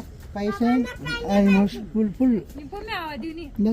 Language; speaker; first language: English; non-native, learner; Tamil